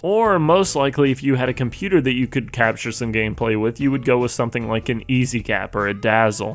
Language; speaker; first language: English; native; English